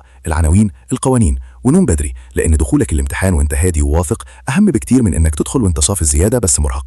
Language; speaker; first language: Arabic; native; Arabic